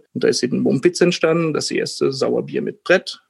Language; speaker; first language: German; non-native, fluent; English